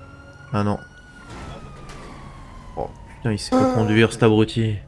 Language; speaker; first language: French; native; French